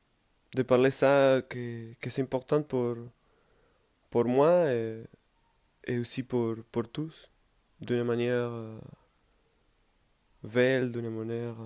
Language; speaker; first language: French; non-native, learner; Spanish